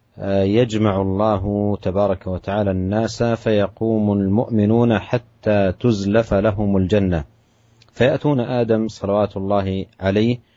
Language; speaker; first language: Arabic; native; Arabic